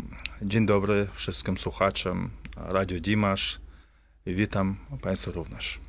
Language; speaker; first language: Polish; non-native, fluent; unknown